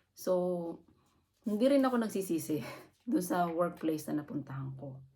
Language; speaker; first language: Filipino; native; Filipino